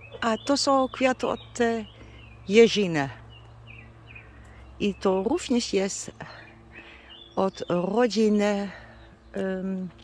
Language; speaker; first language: Polish; non-native, learner; Dutch